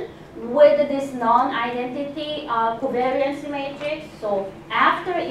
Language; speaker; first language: English; non-native, fluent; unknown